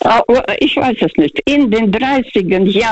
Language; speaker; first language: German; non-native, learner; Russian